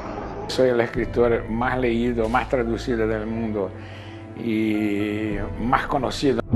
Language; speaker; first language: Spanish; non-native, fluent; Portuguese